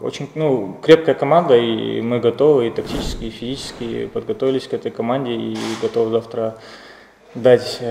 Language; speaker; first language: Russian; native; Russian